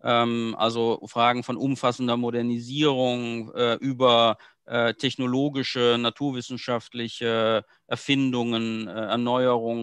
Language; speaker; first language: German; native; German